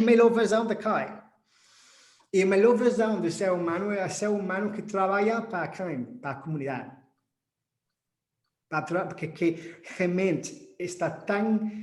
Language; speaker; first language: Portuguese; non-native, fluent; English